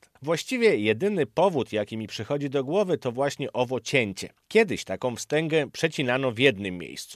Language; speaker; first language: Polish; native; Polish